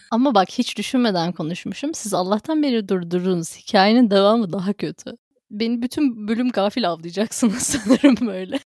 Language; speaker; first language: Turkish; native; Turkish